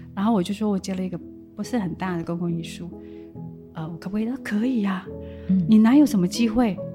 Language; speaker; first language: Chinese; non-native, local second language; Amis